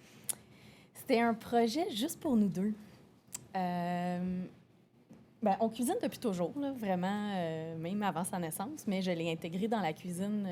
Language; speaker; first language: French; native; French